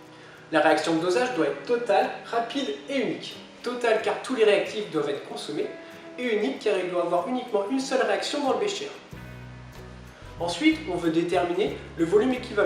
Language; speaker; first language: French; native; French